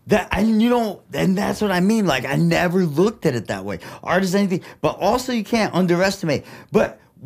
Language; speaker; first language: English; early bilingual, other home language; Russian